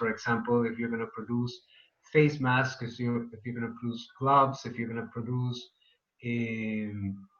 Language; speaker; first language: English; non-native, fluent; Spanish